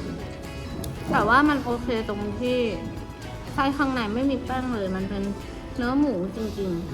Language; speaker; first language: Thai; native; Thai